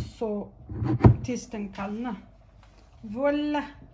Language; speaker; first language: Swedish; non-native, fluent; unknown